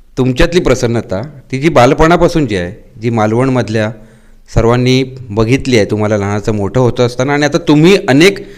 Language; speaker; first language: Marathi; native; Marathi